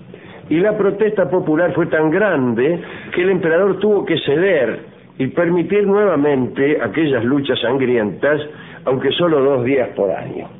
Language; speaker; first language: Spanish; native; Spanish